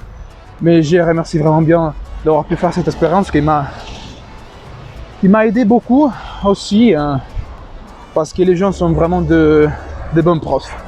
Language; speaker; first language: French; non-native, fluent; Spanish